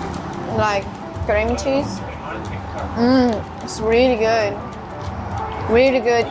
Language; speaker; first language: English; non-native, learner; Portuguese